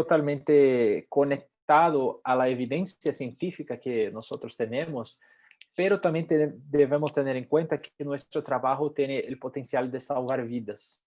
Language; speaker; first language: Spanish; non-native, fluent; Portuguese